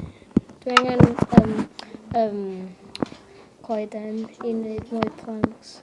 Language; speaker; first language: Welsh; non-native, local second language; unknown